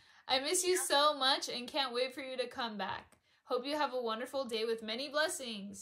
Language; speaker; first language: English; early bilingual, other home language; Spanish